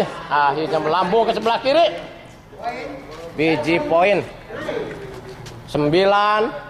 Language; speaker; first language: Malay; non-native, local second language; Javanese